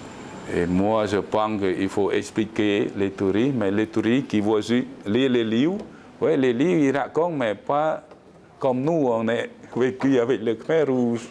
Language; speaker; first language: French; non-native, learner; Khmer